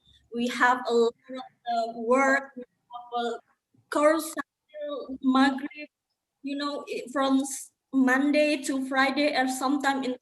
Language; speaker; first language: English; non-native, learner; Indonesian